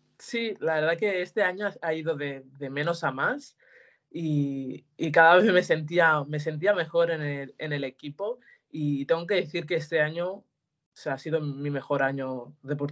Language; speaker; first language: Spanish; early bilingual, other home language; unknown